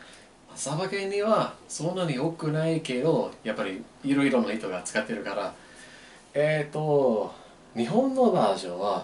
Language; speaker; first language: Japanese; non-native, learner; English